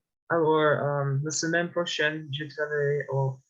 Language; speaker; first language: French; non-native, learner; English